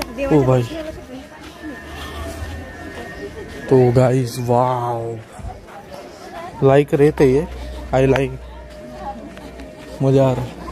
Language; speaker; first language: Hindi; native; Hindi